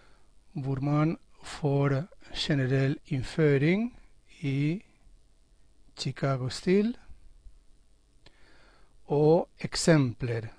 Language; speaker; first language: Norwegian; non-native, fluent; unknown